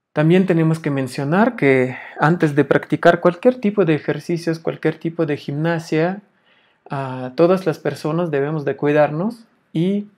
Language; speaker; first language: Spanish; non-native, fluent; Russian